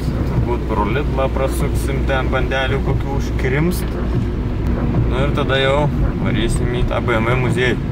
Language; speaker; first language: Lithuanian; native; Lithuanian